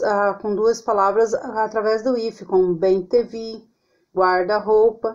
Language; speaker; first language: Portuguese; native; Portuguese